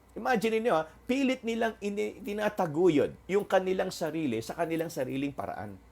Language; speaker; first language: Filipino; non-native, local second language; Waray